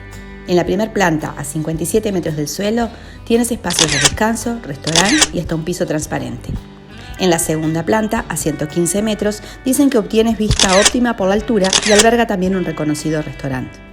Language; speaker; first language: Spanish; native; Spanish